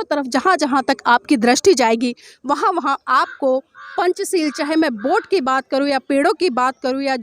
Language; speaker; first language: Hindi; native; Hindi